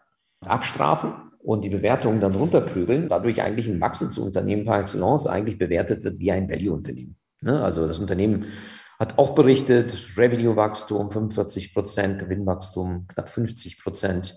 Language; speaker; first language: German; native; German